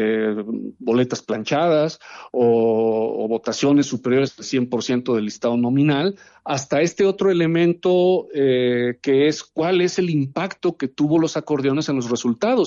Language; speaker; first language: Spanish; native; Spanish